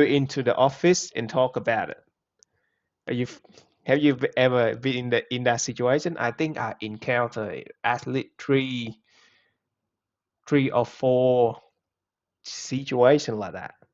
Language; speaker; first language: English; non-native, fluent; Vietnamese